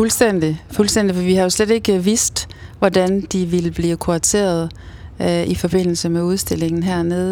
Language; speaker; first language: Danish; native; Danish